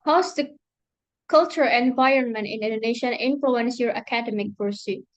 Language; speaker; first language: English; non-native, learner; Indonesian